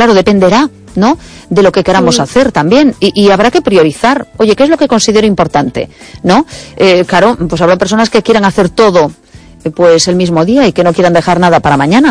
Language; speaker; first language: Spanish; native; Spanish